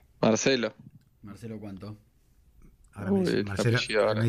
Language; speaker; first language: Spanish; native; Spanish